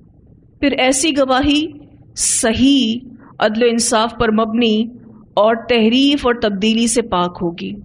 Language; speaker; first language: Urdu; native; Urdu